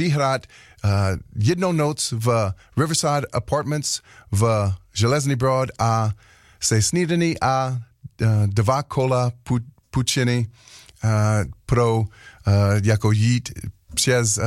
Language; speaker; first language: Czech; non-native, learner; English